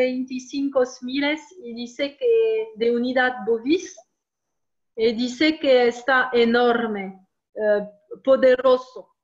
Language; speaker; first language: Spanish; non-native, learner; French